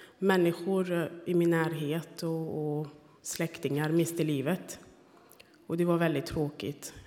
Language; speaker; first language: Swedish; non-native, fluent; Rundi